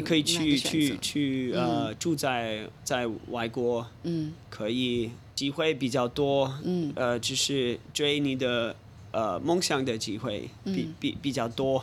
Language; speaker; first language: Chinese; non-native, fluent; English